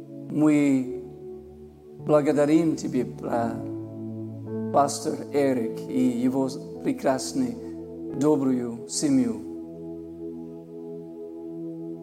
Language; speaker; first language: Russian; non-native, learner; English